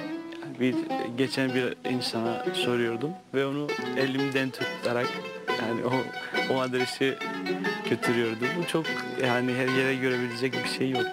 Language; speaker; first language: Turkish; non-native, fluent; Greek